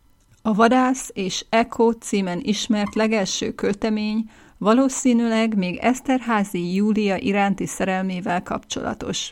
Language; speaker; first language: Hungarian; native; Hungarian